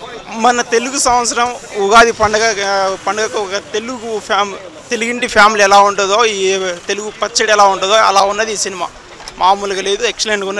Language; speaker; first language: Telugu; native; Telugu